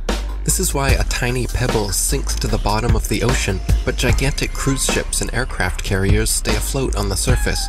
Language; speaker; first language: English; native; English